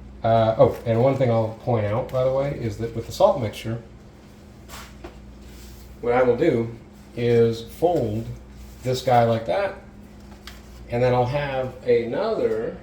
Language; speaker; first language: English; native; English